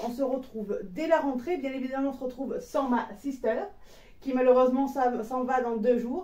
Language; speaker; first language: French; native; French